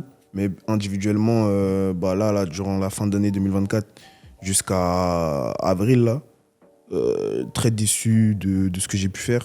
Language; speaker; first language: French; native; French